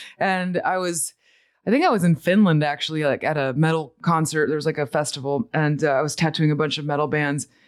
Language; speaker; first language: English; early bilingual, other home language; Spanish